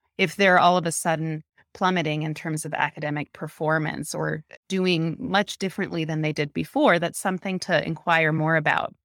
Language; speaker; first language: English; early bilingual, other home language; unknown